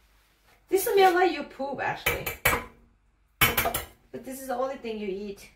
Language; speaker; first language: English; non-native, learner; Thai